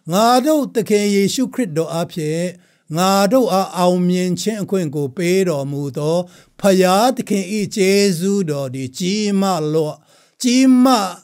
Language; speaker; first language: Burmese; non-native, local second language; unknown